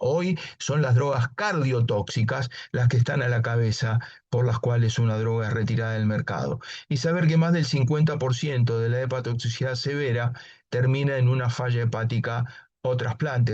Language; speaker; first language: Spanish; native; Spanish